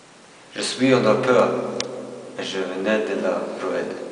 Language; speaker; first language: French; non-native, learner; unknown